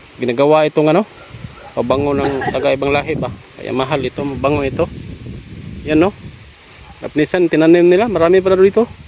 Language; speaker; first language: Filipino; non-native, local second language; Cebuano